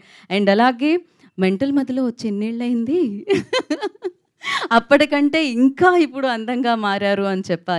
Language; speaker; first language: Telugu; native; Telugu